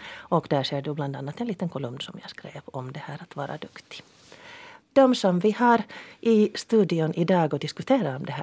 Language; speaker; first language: Swedish; native; Swedish